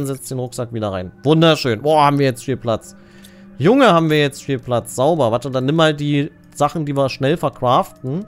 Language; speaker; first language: German; native; German